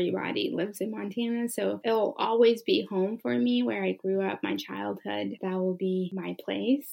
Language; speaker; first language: English; early bilingual, other home language; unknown